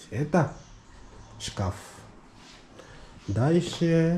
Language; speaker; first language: Russian; non-native, learner; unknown